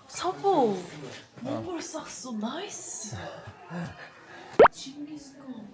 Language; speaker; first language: Korean; non-native, learner; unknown